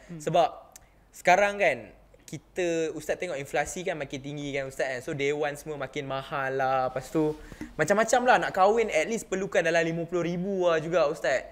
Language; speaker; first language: Malay; native; Malay